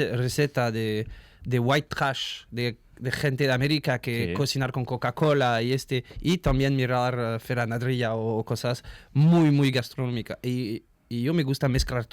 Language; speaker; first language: Spanish; non-native, learner; French